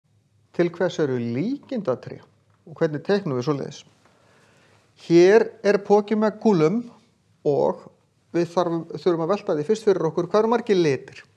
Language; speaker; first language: Icelandic; native; Icelandic